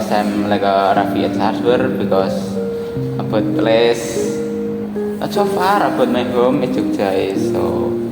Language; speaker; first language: English; non-native, learner; Indonesian